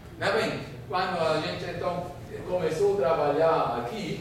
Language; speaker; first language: Portuguese; non-native, fluent; German